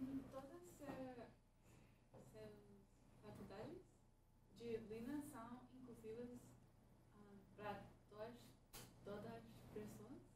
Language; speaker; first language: Portuguese; non-native, learner; English